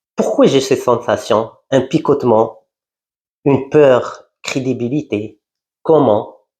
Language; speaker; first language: French; non-native, local second language; Arabic